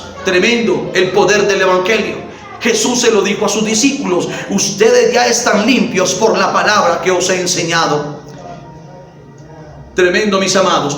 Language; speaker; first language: Spanish; native; Spanish